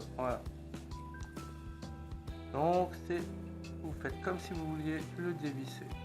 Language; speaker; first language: French; native; French